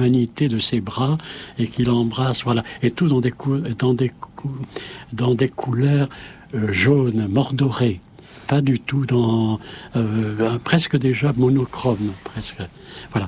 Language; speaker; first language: French; native; French